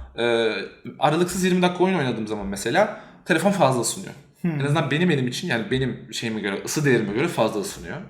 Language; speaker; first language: Turkish; native; Turkish